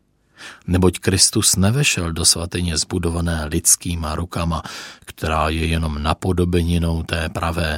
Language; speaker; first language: Czech; native; Czech